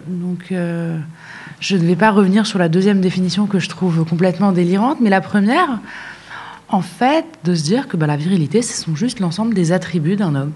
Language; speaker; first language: French; non-native, local second language; Arabic